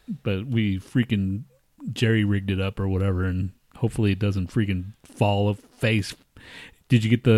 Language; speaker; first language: English; native; English